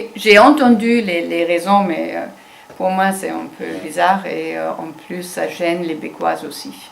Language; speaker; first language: French; non-native, fluent; German